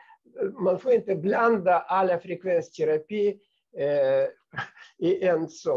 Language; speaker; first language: Swedish; non-native, fluent; Russian